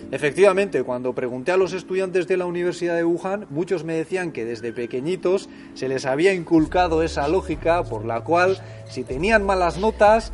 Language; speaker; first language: Spanish; native; Spanish